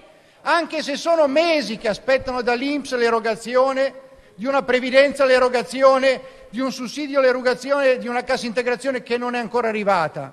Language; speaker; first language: Italian; native; Italian